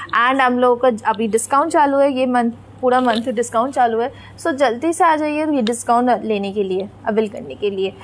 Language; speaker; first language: Hindi; non-native, local second language; Bangla